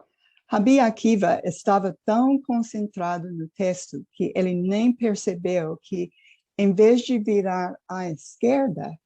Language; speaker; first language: Portuguese; non-native, fluent; English